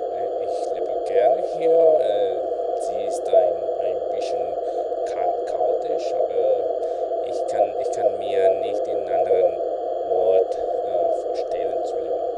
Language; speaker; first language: German; non-native, learner; Spanish